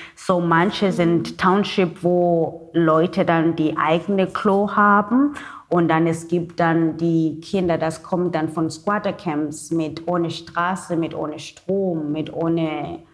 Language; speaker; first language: German; non-native, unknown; Xhosa